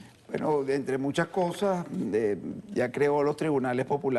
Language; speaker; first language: Spanish; native; Spanish